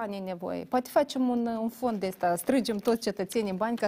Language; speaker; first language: Romanian; native; Romanian